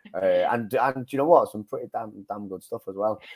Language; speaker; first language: English; native; English